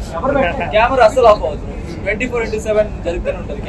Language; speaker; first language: Telugu; non-native, local second language; Kannada